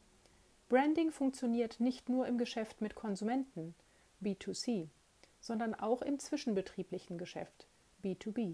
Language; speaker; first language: German; native; German